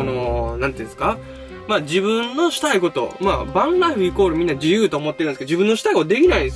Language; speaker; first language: Japanese; native; Japanese